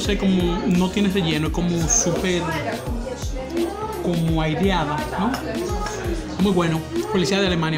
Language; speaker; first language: Spanish; native; Spanish